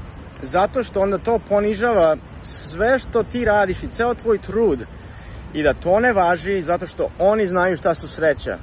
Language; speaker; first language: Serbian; early bilingual, heritage; Serbian